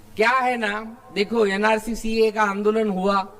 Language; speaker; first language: Hindi; non-native, local second language; Marathi